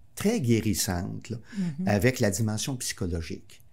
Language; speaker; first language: French; native; French